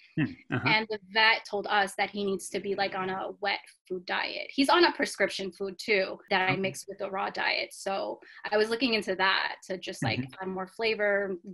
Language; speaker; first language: English; native; English